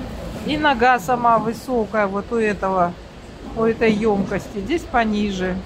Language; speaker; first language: Russian; native; Russian